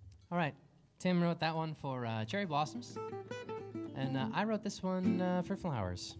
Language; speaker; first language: English; native; English